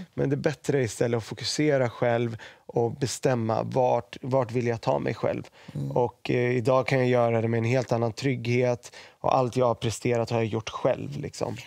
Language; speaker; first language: Swedish; early bilingual, other home language; Arabic